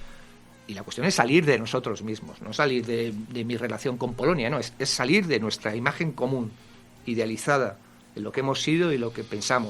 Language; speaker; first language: Spanish; native; Spanish